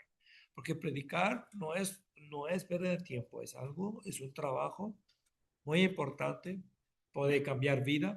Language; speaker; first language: Spanish; non-native, fluent; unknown